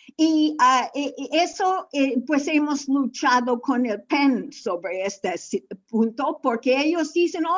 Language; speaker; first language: Spanish; non-native, fluent; English